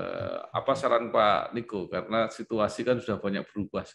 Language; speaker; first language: Indonesian; native; Indonesian